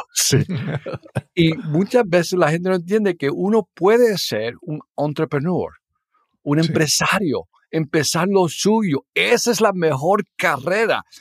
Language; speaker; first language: Spanish; early bilingual, heritage; Spanish